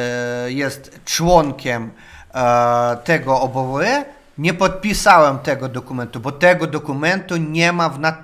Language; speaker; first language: Polish; non-native, learner; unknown